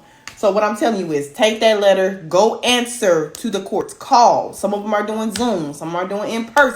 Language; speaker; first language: English; native; English